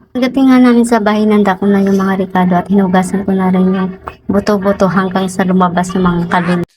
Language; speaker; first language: Filipino; native; Filipino